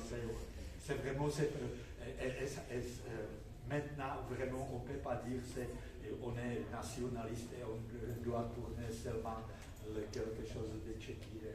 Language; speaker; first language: French; non-native, fluent; Czech